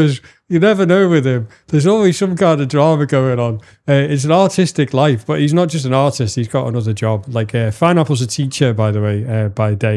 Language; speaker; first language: English; native; English